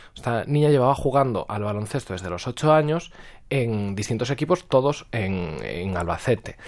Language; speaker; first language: Spanish; native; Spanish